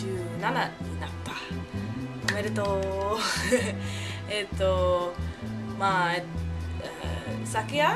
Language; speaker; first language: Japanese; non-native, learner; English